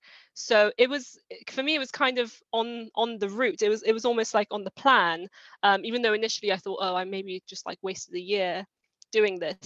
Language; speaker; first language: English; native; English